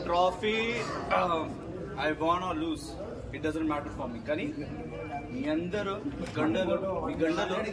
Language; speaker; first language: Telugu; non-native, learner; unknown